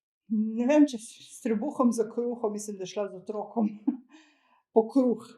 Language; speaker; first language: Slovenian; early bilingual, other home language; Croatian